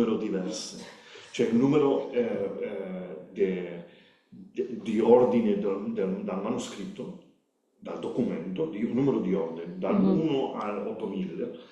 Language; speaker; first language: Italian; non-native, learner; Spanish